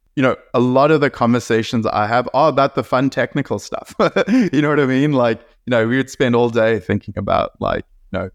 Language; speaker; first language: English; native; English